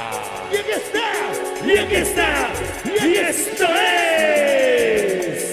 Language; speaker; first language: Spanish; native; Spanish